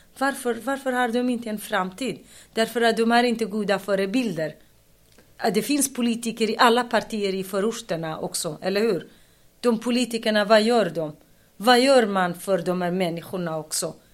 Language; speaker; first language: Swedish; non-native, fluent; Kurdish